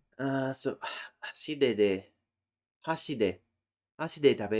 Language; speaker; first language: Japanese; non-native, fluent; English